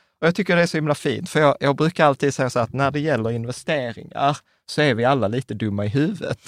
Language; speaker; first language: Swedish; early bilingual, other home language; Czech